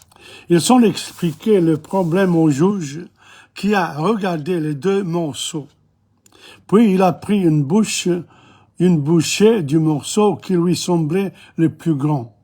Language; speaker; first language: French; non-native, fluent; English